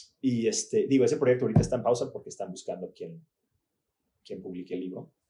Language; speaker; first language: Spanish; early bilingual, other home language; English